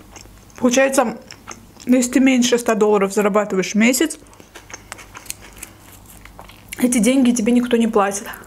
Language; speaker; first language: Russian; native; Russian